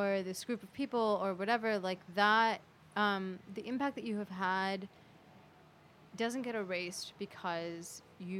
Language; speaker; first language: English; native; English